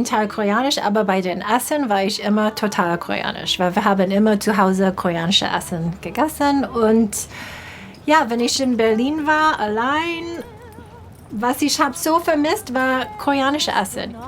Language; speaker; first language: German; non-native, fluent; English